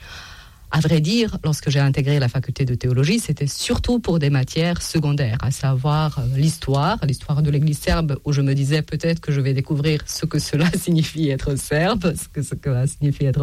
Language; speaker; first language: French; non-native, fluent; Serbian